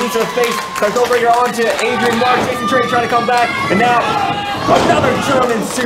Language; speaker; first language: English; native; English